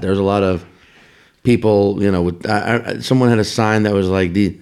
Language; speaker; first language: English; native; English